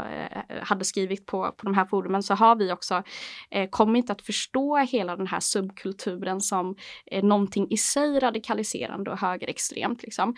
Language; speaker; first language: Swedish; native; Swedish